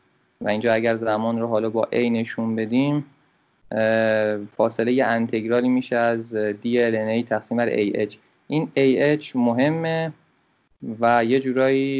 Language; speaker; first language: Persian; native; Persian